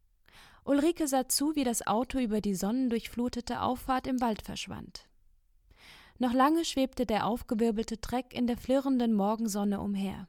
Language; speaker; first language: German; native; German